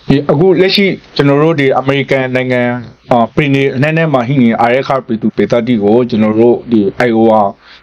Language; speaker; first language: Burmese; native; Burmese